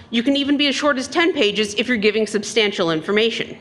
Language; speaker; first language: English; native; English